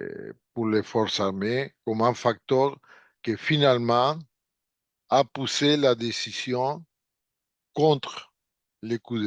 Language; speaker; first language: French; non-native, fluent; Portuguese